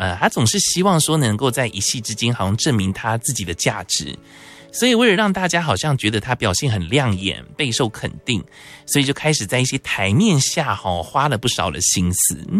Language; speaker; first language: Chinese; native; Chinese